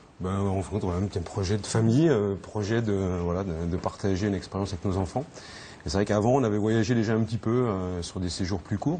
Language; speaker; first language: French; native; French